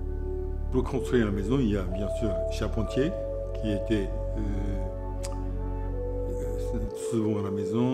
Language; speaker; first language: French; non-native, fluent; Japanese